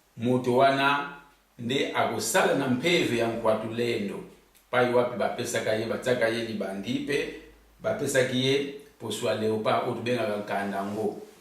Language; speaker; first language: Lingala; non-native, local second language; Kongo